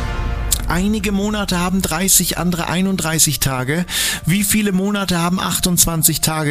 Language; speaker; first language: German; native; German